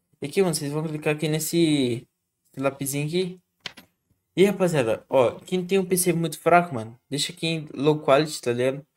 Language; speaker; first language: Portuguese; native; Portuguese